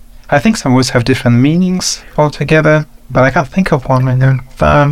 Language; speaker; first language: English; non-native, fluent; Russian